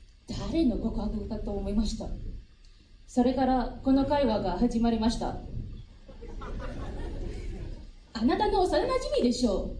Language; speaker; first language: Japanese; non-native, fluent; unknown